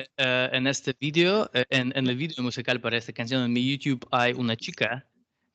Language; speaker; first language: Spanish; non-native, learner; Russian